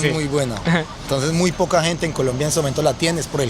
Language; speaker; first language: Spanish; native; Spanish